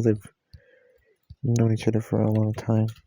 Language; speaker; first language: English; native; English